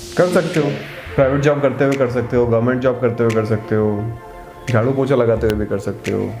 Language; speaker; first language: Hindi; native; Hindi